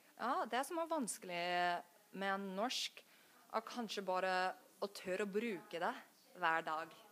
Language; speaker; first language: Norwegian; non-native, fluent; English